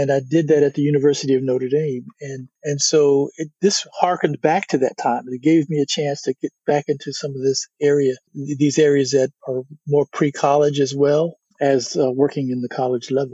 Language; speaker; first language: English; native; English